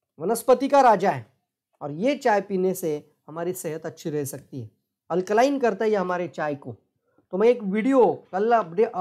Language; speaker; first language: Hindi; non-native, local second language; Marathi